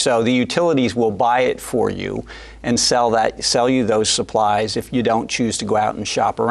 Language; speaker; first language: English; native; English